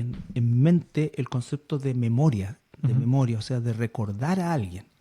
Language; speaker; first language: Spanish; native; Spanish